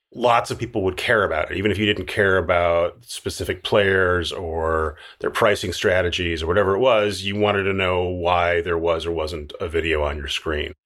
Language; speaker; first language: English; native; English